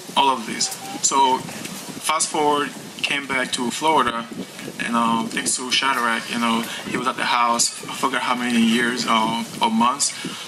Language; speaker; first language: English; non-native, fluent; Haitian Creole